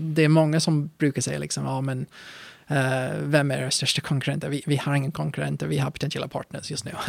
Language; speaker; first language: Swedish; non-native, fluent; English